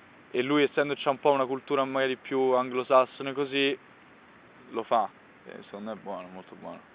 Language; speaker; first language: Italian; native; Italian